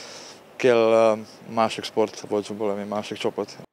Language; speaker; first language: Hungarian; non-native, learner; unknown